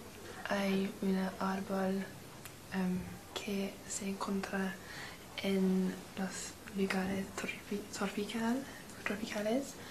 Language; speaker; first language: Spanish; non-native, learner; English